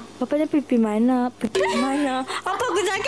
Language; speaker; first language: Indonesian; non-native, learner; Malay